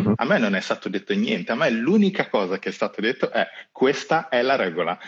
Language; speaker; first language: Italian; early bilingual, other home language; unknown